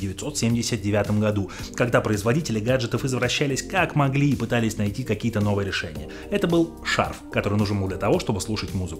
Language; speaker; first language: Russian; native; Russian